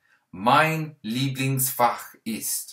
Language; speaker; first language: German; non-native, learner; English